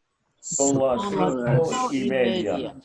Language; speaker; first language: Spanish; non-native, learner; English